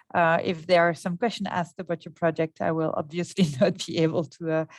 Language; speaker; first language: English; non-native, fluent; French